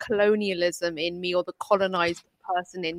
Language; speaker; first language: English; non-native, local second language; Urdu